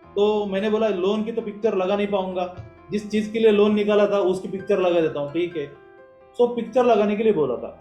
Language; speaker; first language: Hindi; non-native, local second language; Marathi